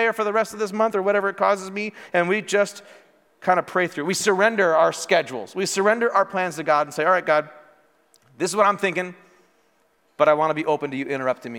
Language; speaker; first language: English; native; English